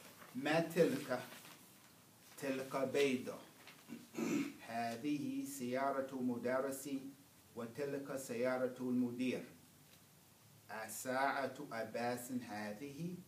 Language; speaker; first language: Arabic; non-native, fluent; English